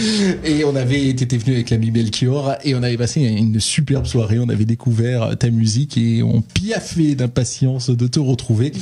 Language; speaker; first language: French; native; French